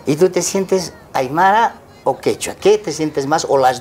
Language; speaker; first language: Spanish; native; Spanish